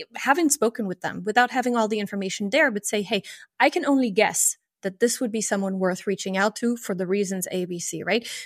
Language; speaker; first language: English; non-native, fluent; French